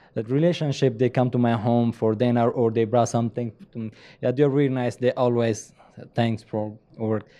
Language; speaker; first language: English; non-native, learner; Persian